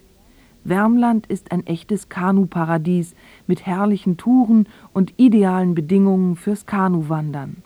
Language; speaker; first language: German; native; German